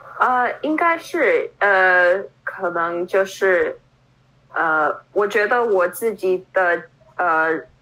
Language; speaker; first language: Chinese; non-native, fluent; English